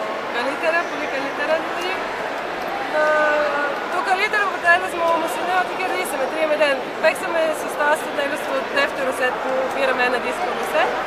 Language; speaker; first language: Greek; non-native, fluent; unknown